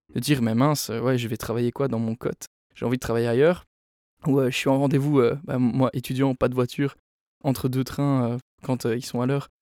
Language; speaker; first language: French; native; French